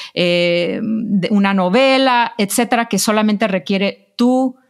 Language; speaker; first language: Spanish; early bilingual, heritage; Spanish